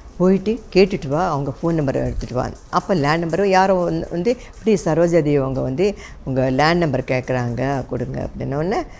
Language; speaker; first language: Tamil; non-native, local second language; Telugu